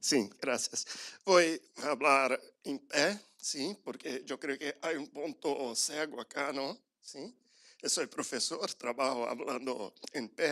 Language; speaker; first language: Spanish; non-native, learner; Portuguese